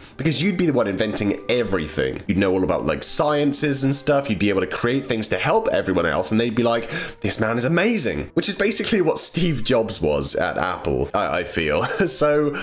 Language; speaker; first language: English; native; English